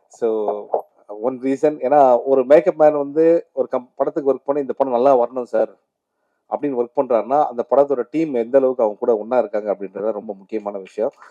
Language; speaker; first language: Tamil; native; Tamil